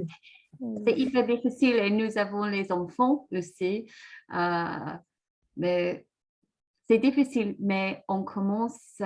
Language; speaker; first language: French; non-native, learner; English